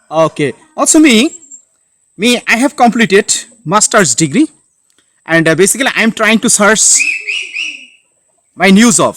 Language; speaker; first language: English; non-native, learner; Bangla